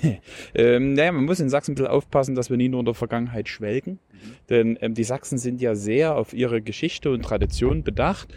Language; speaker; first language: German; native; German